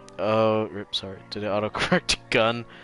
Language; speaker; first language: English; native; English